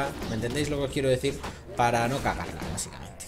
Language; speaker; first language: Spanish; native; Spanish